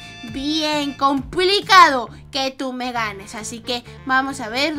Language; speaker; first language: Spanish; native; Spanish